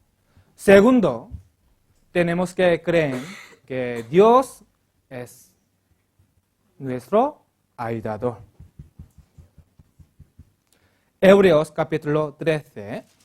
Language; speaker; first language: Spanish; non-native, learner; Korean